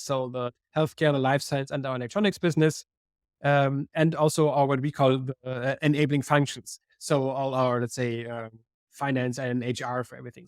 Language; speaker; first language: English; non-native, fluent; German